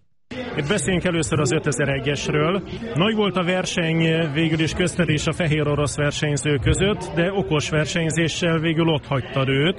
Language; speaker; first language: Hungarian; native; Hungarian